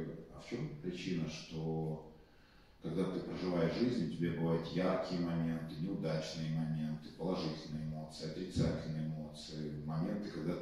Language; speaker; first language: Russian; native; Russian